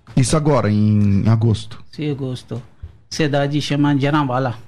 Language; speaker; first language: Portuguese; non-native, learner; Urdu